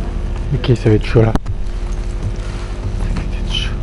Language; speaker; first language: French; native; French